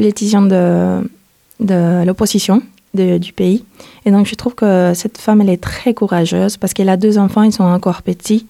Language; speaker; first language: French; non-native, fluent; Spanish